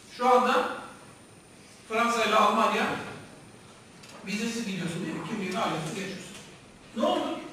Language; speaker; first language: Turkish; native; Turkish